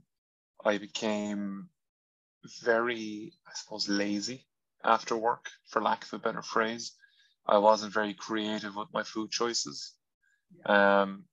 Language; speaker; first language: English; non-native, local second language; Irish